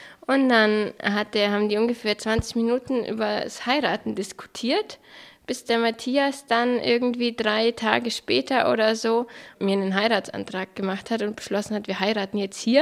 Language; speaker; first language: German; native; German